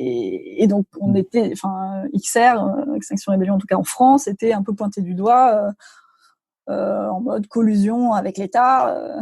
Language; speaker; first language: French; native; French